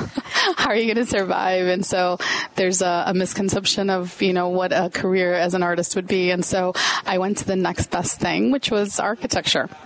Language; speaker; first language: English; native; English